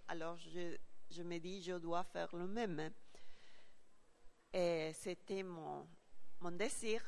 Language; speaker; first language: French; non-native, learner; Spanish